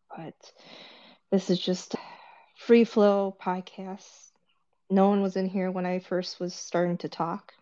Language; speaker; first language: English; early bilingual, other home language; Korean